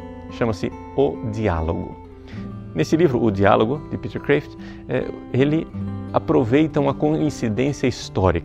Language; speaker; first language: Portuguese; native; Portuguese